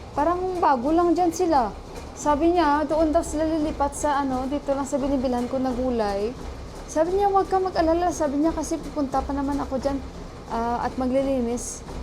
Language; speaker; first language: Filipino; native; Filipino